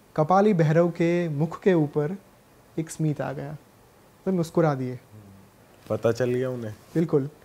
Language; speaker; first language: Hindi; non-native, local second language; Gujarati